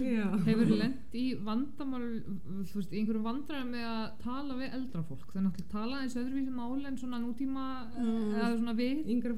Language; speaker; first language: Icelandic; native; Icelandic